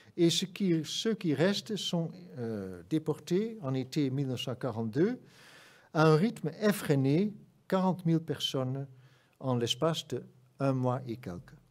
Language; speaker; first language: French; non-native, fluent; Dutch